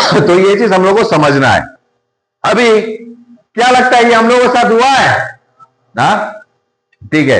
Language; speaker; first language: Hindi; non-native, local second language; Bangla